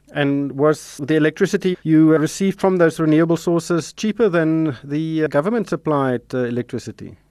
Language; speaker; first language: English; non-native, local second language; Afrikaans